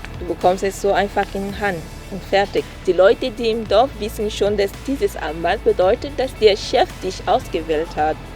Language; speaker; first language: German; non-native, fluent; French